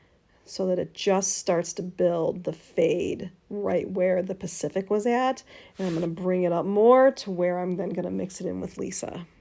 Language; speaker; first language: English; native; English